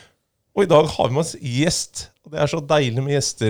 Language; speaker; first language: Norwegian; native; Norwegian